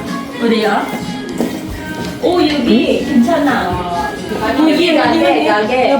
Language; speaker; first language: Korean; non-native, learner; Filipino